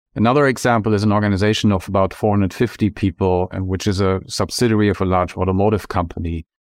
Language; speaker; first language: English; non-native, fluent; German